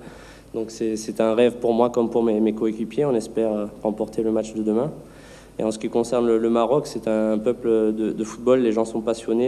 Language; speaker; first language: French; native; French